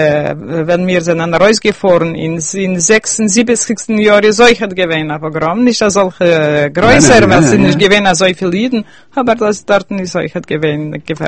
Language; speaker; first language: German; early bilingual, heritage; Yiddish